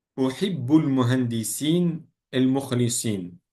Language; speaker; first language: Arabic; non-native, fluent; French